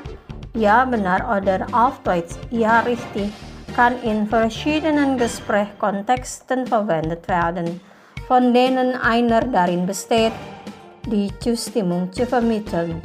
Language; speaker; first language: German; non-native, fluent; Indonesian